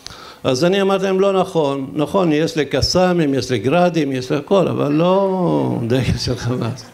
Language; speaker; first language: Hebrew; non-native, local second language; Arabic